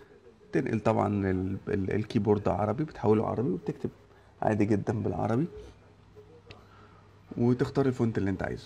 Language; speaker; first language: Arabic; native; Arabic